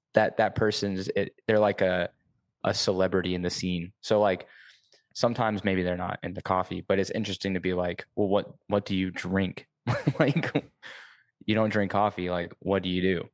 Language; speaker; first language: English; native; English